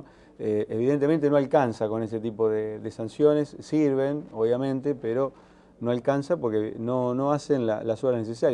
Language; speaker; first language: Spanish; native; Spanish